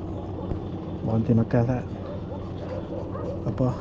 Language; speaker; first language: Malay; native; Malay